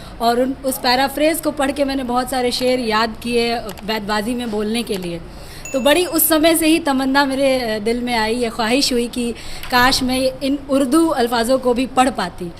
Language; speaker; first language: Hindi; native; Hindi